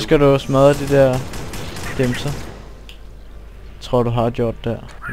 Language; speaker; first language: Danish; native; Danish